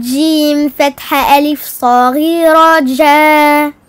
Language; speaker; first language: Arabic; non-native, learner; French